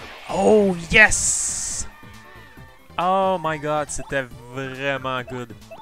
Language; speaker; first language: French; native; French